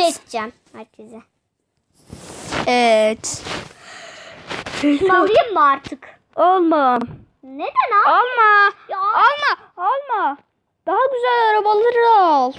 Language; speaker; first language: Turkish; native; Turkish